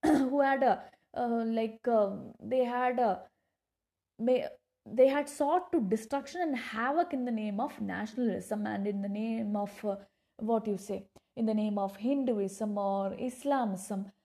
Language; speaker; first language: English; non-native, local second language; Malayalam